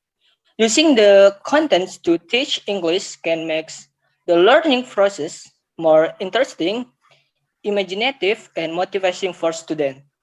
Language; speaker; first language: English; non-native, learner; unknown